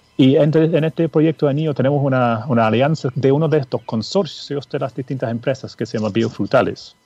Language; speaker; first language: Spanish; non-native, fluent; English